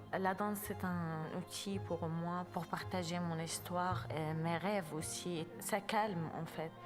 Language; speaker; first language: French; non-native, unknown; Arabic